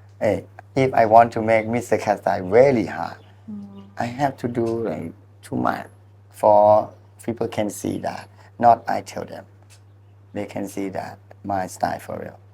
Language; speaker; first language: English; non-native, learner; Thai